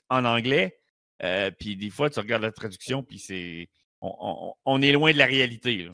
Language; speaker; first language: French; native; French